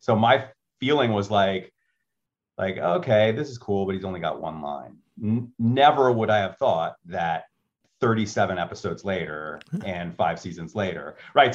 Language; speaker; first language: English; native; English